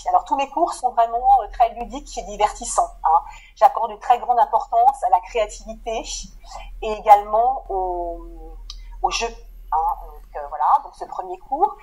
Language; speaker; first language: French; native; French